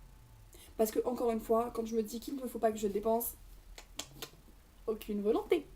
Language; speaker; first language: French; native; French